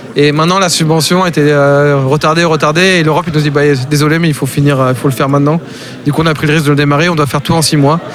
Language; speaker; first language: French; native; French